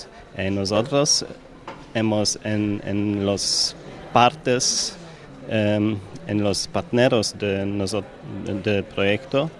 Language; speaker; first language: Spanish; non-native, learner; German